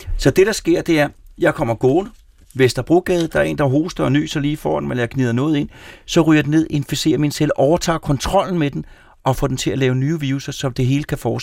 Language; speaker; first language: Danish; native; Danish